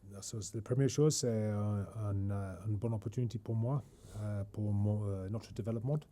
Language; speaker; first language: French; non-native, learner; English